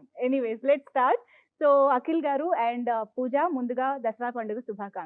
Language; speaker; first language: Telugu; native; Telugu